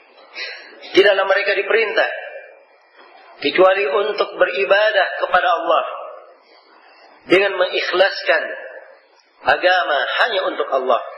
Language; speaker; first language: Indonesian; native; Indonesian